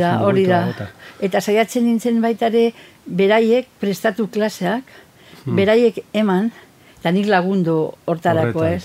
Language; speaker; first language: Basque; non-native, fluent; Catalan